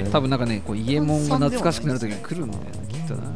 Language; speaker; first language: Japanese; native; Japanese